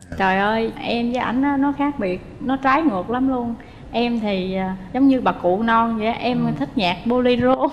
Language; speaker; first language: Vietnamese; native; Vietnamese